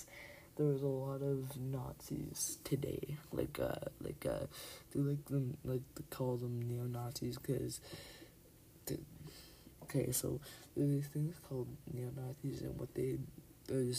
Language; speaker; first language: English; native; English